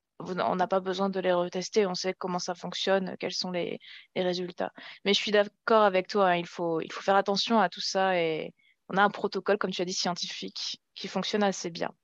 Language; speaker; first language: French; native; French